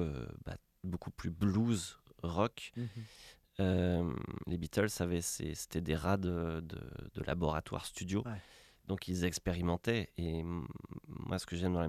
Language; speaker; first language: French; native; French